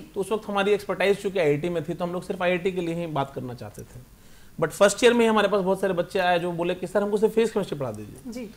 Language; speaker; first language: Hindi; native; Hindi